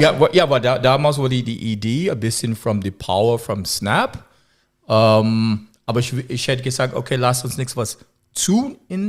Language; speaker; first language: German; non-native, learner; English